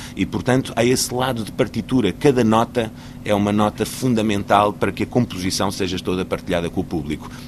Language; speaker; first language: Portuguese; native; Portuguese